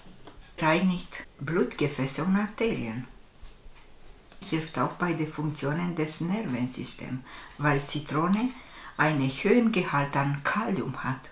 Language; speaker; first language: German; non-native, fluent; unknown